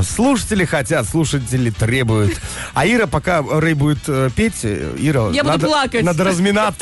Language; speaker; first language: Russian; native; Russian